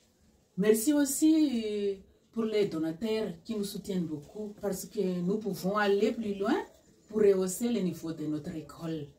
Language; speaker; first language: French; non-native, local second language; Malagasy